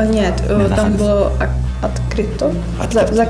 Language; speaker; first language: Russian; non-native, learner; Czech